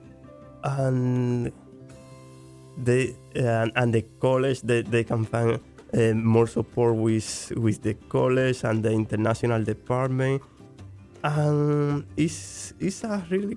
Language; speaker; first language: English; non-native, fluent; Spanish